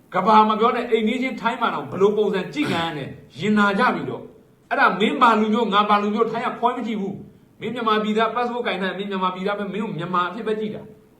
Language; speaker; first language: Burmese; native; Burmese